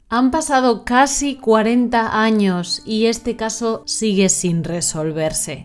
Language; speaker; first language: Spanish; native; Spanish